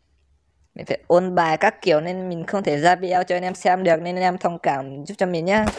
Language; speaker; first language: Vietnamese; native; Vietnamese